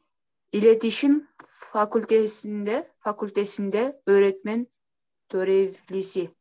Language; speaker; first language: Turkish; non-native, learner; Kyrgyz